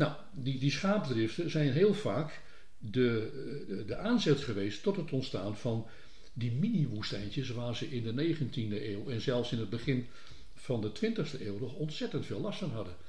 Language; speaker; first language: Dutch; native; Dutch